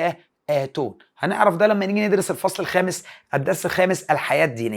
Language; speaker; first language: Arabic; native; Arabic